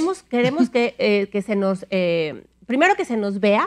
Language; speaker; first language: Spanish; native; Spanish